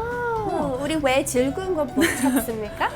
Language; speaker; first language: Korean; non-native, fluent; English